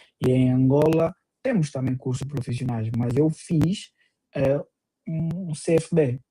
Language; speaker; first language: Portuguese; native; Portuguese